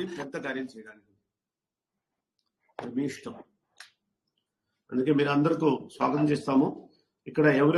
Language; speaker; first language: Telugu; non-native, learner; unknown